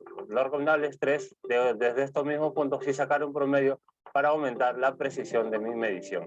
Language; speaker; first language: Spanish; native; Spanish